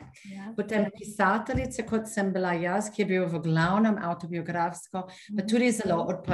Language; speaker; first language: Slovenian; non-native, fluent; English